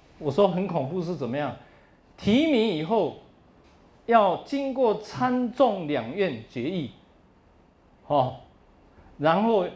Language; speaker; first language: Chinese; native; Chinese